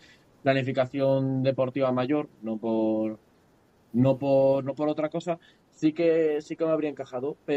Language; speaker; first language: Spanish; native; Spanish